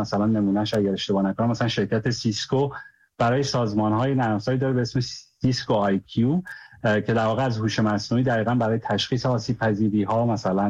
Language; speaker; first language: Persian; native; Persian